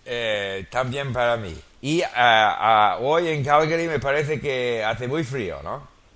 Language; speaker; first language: Spanish; non-native, learner; English